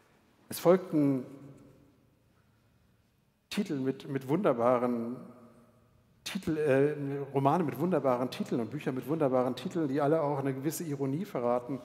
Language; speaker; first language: German; native; German